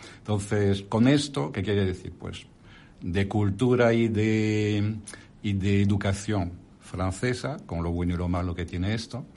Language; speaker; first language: Spanish; non-native, fluent; French